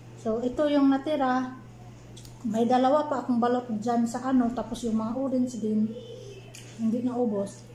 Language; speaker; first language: Filipino; non-native, local second language; Cebuano